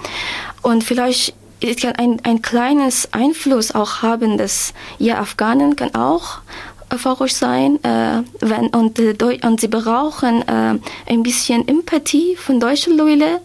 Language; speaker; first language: German; non-native, learner; Persian